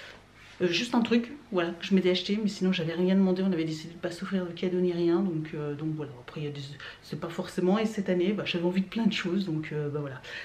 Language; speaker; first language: French; native; French